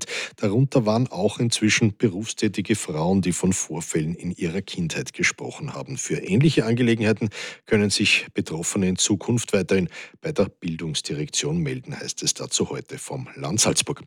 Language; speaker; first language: German; native; German